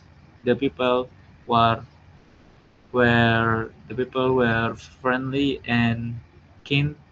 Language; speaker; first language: English; non-native, learner; Indonesian